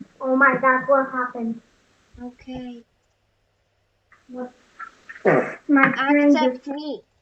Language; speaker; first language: English; non-native, learner; Polish